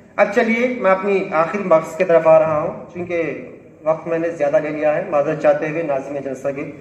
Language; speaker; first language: Urdu; native; Urdu